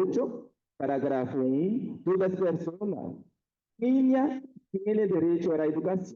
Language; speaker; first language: Portuguese; non-native, fluent; Haitian Creole